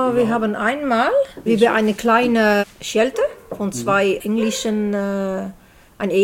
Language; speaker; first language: German; non-native, learner; Dutch